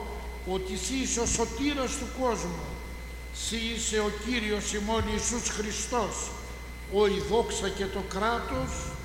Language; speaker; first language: Greek; native; Greek